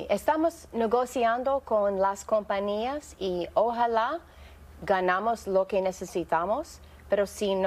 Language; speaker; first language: Spanish; non-native, fluent; English